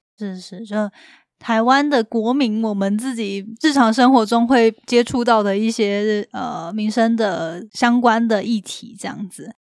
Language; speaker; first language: Chinese; native; Chinese